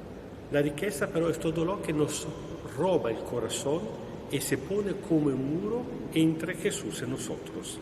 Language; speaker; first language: Spanish; non-native, fluent; Italian